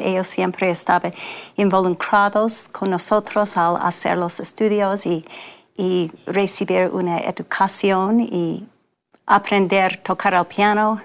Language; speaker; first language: Spanish; non-native, fluent; English